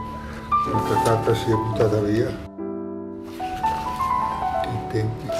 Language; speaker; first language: Italian; non-native, local second language; Slovenian